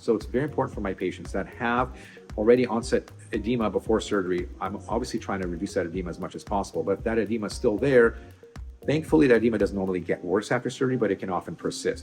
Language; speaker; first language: English; native; English